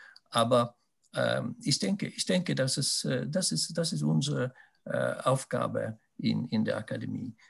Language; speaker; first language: German; non-native, fluent; Swedish